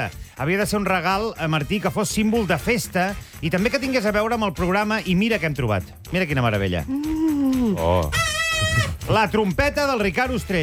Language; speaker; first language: Catalan; native; Catalan